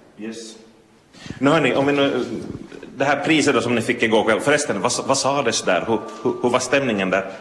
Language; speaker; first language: Swedish; native; Swedish